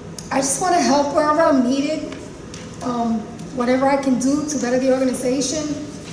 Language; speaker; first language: English; early bilingual, other home language; Spanish